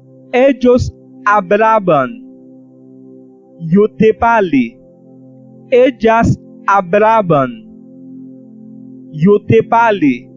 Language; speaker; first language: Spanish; non-native, learner; Haitian Creole